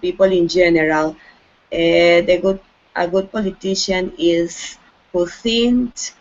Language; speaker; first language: English; non-native, learner; Spanish